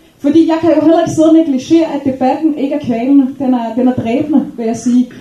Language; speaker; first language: Danish; early bilingual, other home language; Arabic